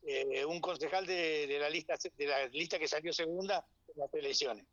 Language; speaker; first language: Spanish; native; Spanish